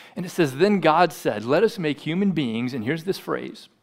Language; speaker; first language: English; native; English